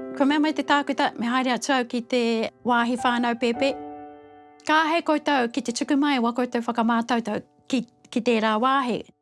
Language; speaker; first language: Māori; native; Māori